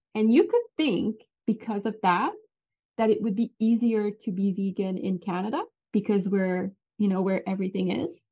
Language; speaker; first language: English; non-native, fluent; French